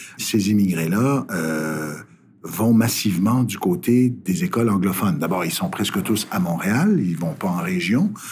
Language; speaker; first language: French; native; French